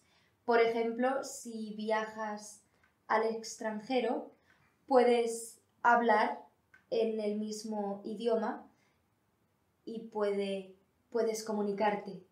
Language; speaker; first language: Spanish; non-native, learner; English